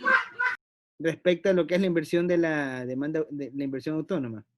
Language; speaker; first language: Spanish; native; Spanish